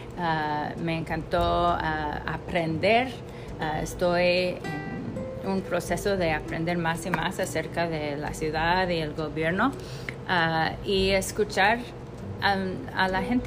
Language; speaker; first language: Spanish; non-native, fluent; English